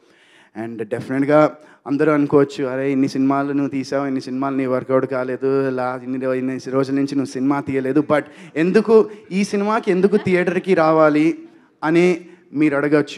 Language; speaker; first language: Telugu; native; Telugu